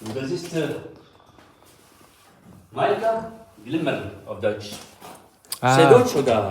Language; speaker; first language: German; non-native, learner; Arabic